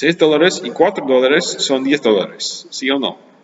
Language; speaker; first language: Spanish; non-native, learner; English